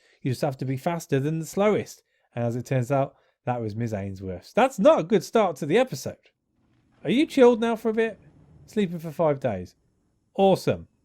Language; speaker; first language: English; native; English